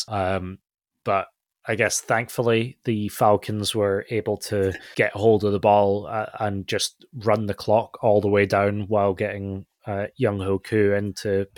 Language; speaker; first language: English; native; English